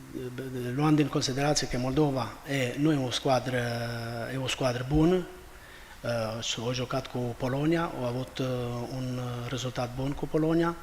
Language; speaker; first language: Romanian; non-native, fluent; Albanian